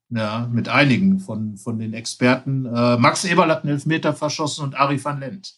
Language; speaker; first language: German; native; German